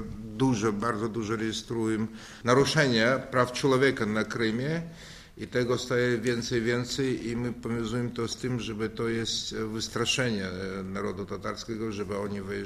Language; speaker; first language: Polish; non-native, learner; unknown